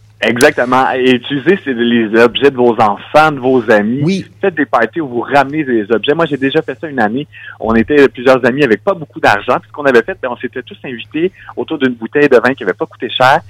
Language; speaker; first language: French; native; French